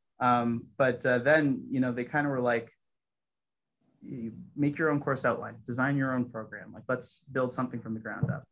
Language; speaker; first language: English; native; English